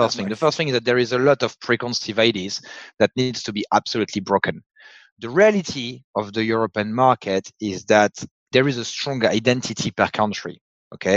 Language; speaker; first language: English; non-native, fluent; French